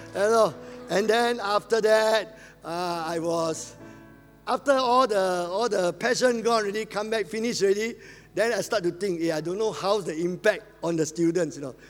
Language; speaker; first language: English; non-native, local second language; Min Nan Chinese